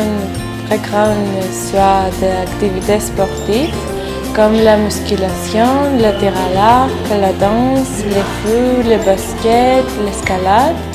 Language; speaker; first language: French; non-native, fluent; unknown